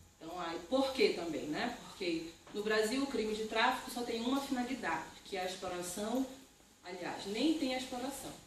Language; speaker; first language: Portuguese; native; Portuguese